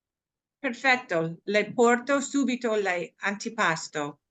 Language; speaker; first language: Italian; non-native, learner; English